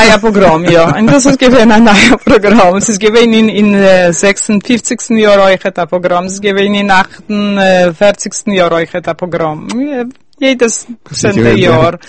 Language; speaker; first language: German; early bilingual, heritage; Yiddish